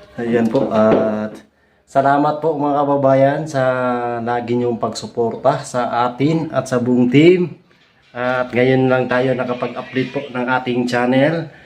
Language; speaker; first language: Filipino; non-native, local second language; Cebuano